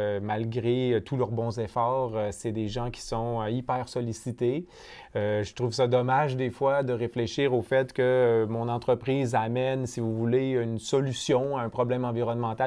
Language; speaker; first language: French; native; French